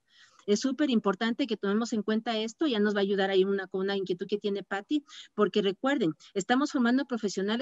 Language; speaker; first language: Spanish; native; Spanish